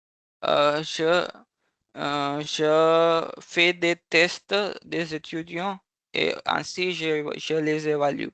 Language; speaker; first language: French; non-native, fluent; Hindi